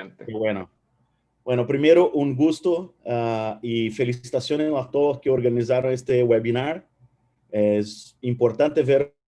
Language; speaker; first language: Spanish; non-native, fluent; Portuguese